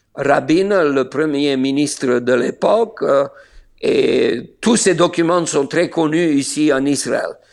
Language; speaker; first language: French; non-native, fluent; Slovenian